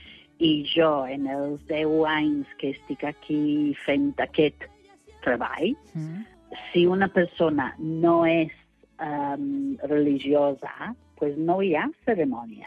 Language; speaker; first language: Catalan; non-native, fluent; English